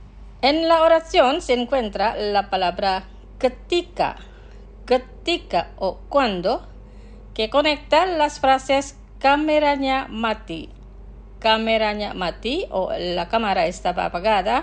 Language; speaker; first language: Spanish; non-native, fluent; Indonesian